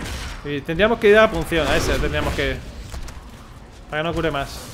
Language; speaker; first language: Spanish; native; Spanish